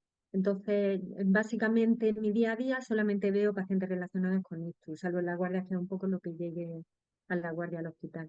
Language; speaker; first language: Spanish; native; Spanish